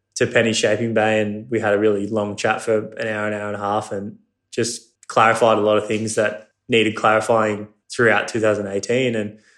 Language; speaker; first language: English; non-native, local second language; Japanese